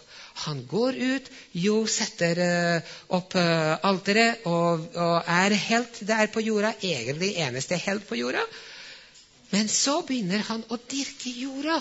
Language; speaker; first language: Norwegian; non-native, fluent; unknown